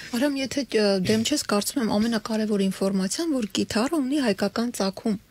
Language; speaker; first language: Armenian; native; Armenian